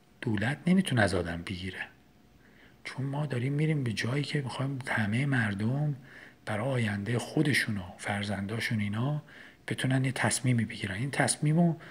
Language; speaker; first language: Persian; native; Persian